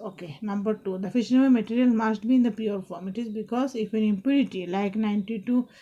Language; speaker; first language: English; non-native, local second language; Bangla